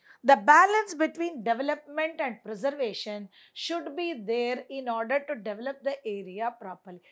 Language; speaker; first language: English; non-native, local second language; Tamil